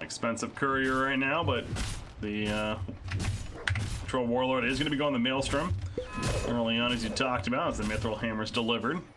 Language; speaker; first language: English; native; English